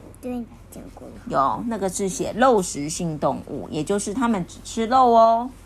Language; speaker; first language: Chinese; native; Chinese